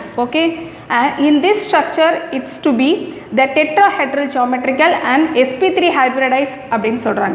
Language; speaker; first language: English; non-native, local second language; Tamil